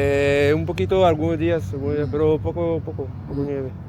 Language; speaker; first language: Spanish; non-native, learner; French